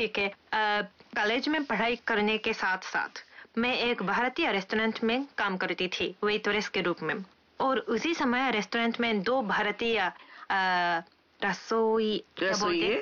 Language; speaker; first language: Hindi; non-native, fluent; Japanese